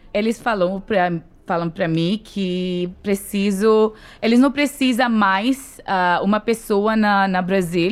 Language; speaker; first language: Portuguese; non-native, learner; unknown